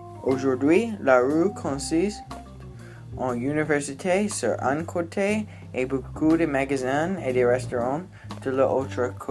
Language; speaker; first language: French; non-native, learner; English